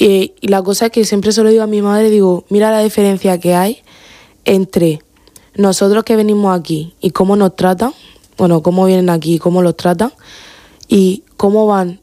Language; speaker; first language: Spanish; early bilingual, other home language; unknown